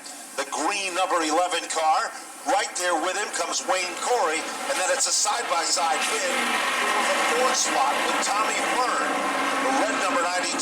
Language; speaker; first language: English; native; English